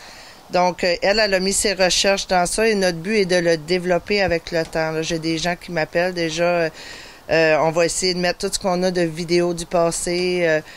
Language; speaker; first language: French; native; French